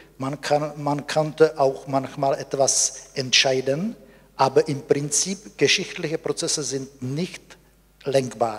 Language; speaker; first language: German; non-native, fluent; Czech